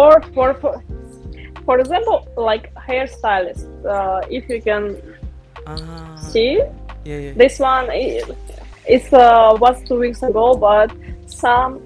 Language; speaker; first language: English; non-native, learner; Russian